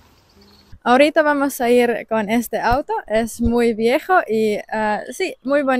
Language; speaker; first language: Spanish; non-native, learner; Finnish